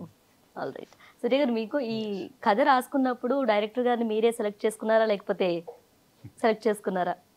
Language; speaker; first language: Telugu; native; Telugu